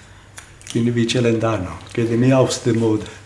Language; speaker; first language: German; non-native, learner; Italian